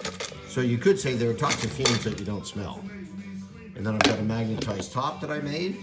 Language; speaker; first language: English; native; English